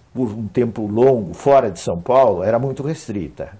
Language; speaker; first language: Portuguese; native; Portuguese